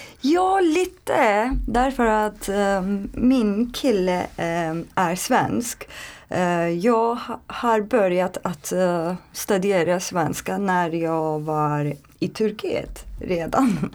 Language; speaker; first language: Swedish; non-native, learner; Turkish